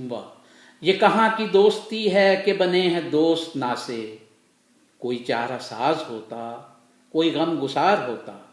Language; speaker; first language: Urdu; native; Urdu